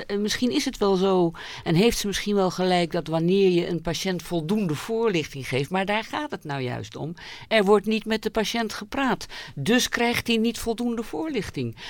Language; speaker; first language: Dutch; native; Dutch